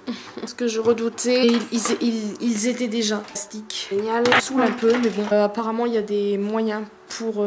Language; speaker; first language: French; native; French